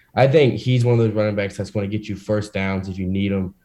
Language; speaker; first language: English; native; English